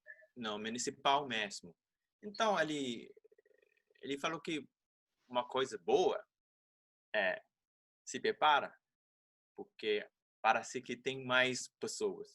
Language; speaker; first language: Portuguese; non-native, fluent; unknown